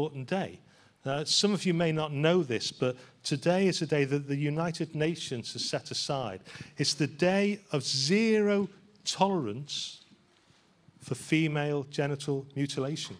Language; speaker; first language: English; native; English